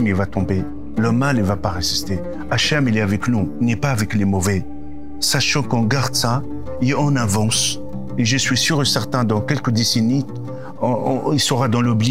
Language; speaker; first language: French; non-native, local second language; Arabic